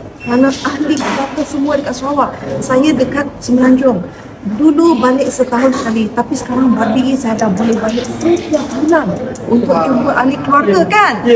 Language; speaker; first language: Malay; non-native, local second language; Chinese